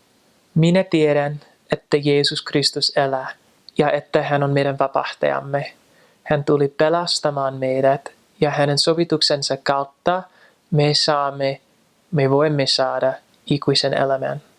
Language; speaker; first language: Finnish; non-native, fluent; English